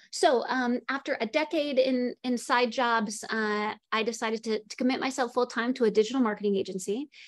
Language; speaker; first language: English; native; English